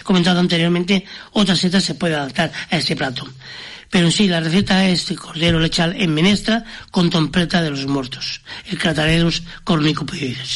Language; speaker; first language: Spanish; native; Spanish